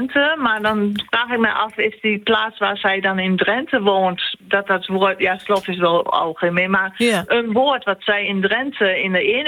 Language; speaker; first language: Dutch; native; Dutch